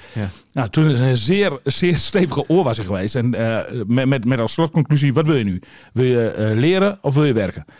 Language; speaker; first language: Dutch; native; Dutch